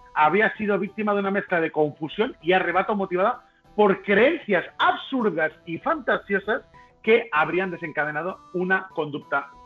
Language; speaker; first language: Spanish; non-native, local second language; Catalan